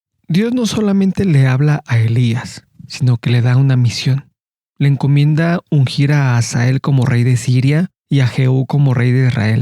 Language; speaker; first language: Spanish; native; Spanish